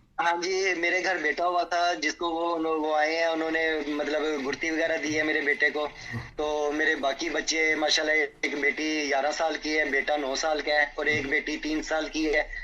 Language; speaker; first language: Urdu; non-native, local second language; Punjabi